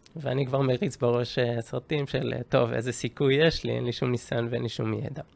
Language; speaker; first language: Hebrew; early bilingual, other home language; Japanese